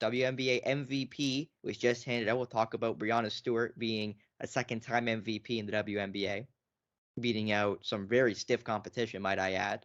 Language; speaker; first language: English; native; English